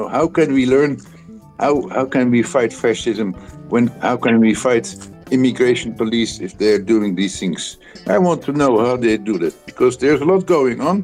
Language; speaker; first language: English; non-native, fluent; Dutch